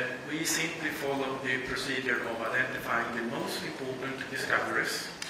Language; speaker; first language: English; non-native, fluent; Swedish